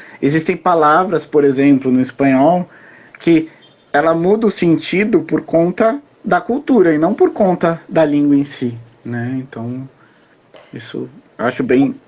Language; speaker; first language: Portuguese; native; Portuguese